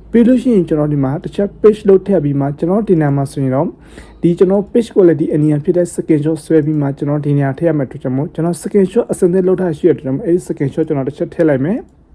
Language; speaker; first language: Burmese; native; Burmese